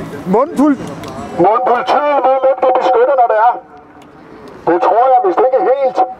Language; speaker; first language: Danish; native; Danish